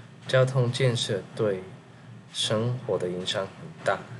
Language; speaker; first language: Chinese; non-native, learner; English